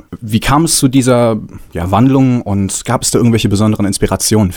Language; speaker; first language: German; native; German